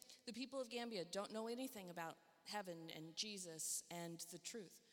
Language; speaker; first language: English; native; English